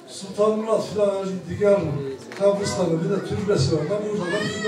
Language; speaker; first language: Turkish; non-native, learner; Albanian